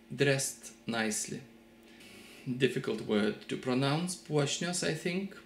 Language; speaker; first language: English; non-native, fluent; Lithuanian